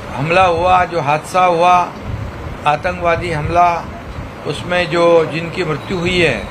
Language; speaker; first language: Hindi; non-native, local second language; Marathi